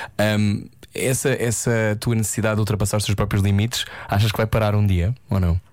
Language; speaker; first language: Portuguese; native; Portuguese